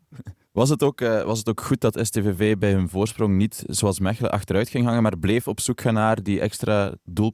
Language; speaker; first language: Dutch; native; Dutch